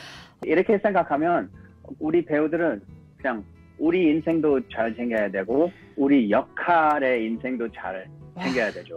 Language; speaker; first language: Korean; early bilingual, heritage; English